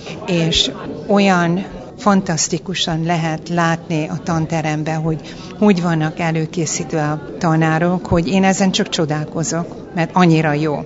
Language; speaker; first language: Hungarian; early bilingual, heritage; Hungarian